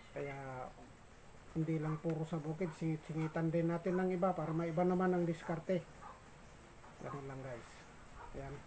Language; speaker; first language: Filipino; non-native, local second language; Iloko